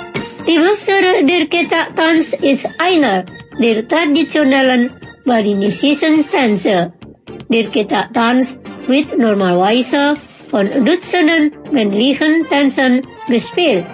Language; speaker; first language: German; non-native, fluent; Indonesian